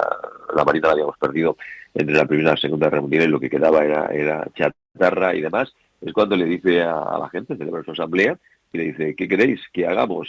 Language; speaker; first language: Spanish; native; Spanish